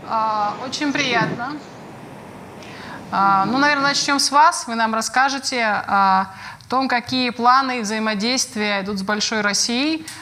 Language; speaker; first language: Russian; native; Russian